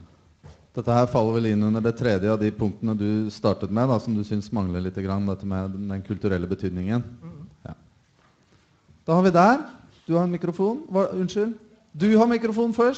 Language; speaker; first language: Norwegian; native; Norwegian